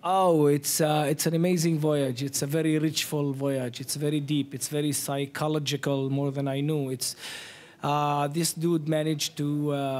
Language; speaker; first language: English; non-native, fluent; Arabic